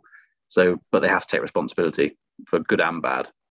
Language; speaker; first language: English; native; English